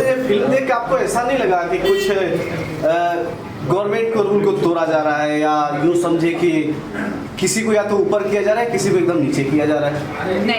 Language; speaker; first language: Hindi; native; Hindi